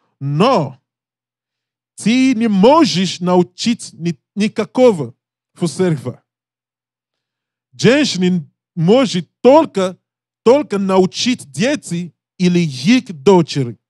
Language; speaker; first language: Russian; non-native, learner; English